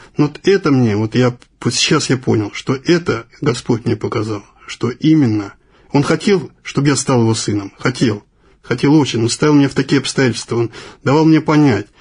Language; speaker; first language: Russian; native; Russian